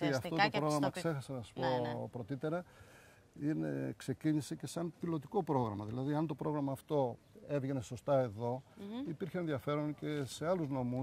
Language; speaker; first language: Greek; native; Greek